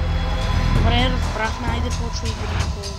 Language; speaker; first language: Bulgarian; native; Bulgarian